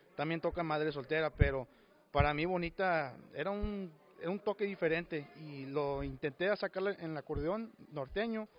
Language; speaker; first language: Spanish; early bilingual, heritage; Spanish